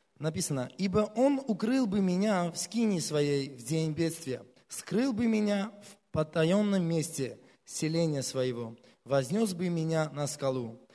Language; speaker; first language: Russian; non-native, local second language; Armenian